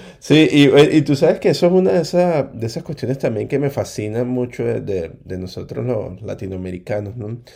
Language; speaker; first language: Spanish; native; Spanish